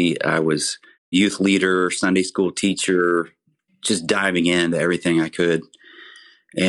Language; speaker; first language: English; native; English